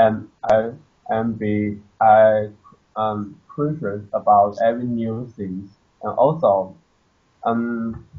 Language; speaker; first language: English; non-native, learner; Chinese